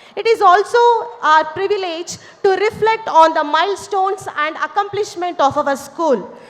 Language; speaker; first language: English; non-native, local second language; Kannada